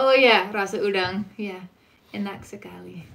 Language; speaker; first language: Indonesian; non-native, fluent; English